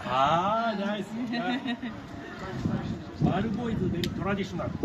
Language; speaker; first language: English; non-native, learner; Japanese